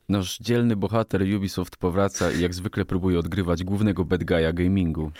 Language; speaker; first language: Polish; native; Polish